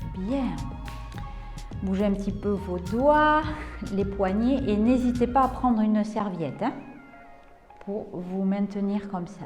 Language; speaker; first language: French; native; French